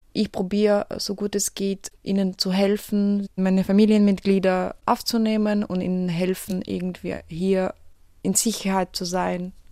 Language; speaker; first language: German; non-native, fluent; Ukrainian